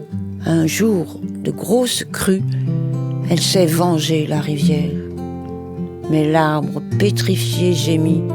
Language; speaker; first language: French; native; French